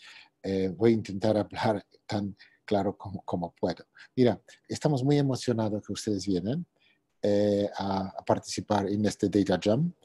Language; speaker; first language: Spanish; non-native, fluent; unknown